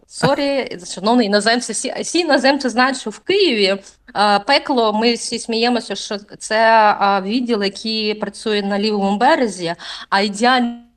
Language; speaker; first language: Ukrainian; non-native, fluent; Russian